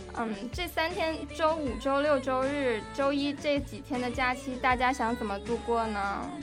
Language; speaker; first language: Chinese; native; Chinese